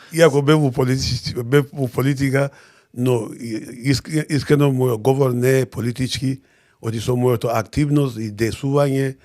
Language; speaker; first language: Macedonian; non-native, fluent; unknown